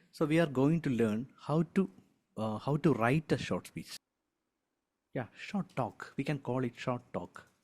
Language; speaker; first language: English; non-native, local second language; Malayalam